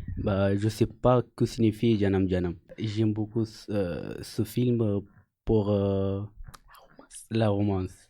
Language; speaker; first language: French; non-native, learner; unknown